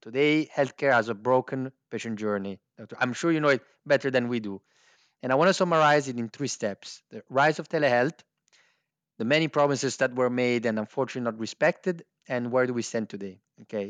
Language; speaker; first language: English; non-native, fluent; Italian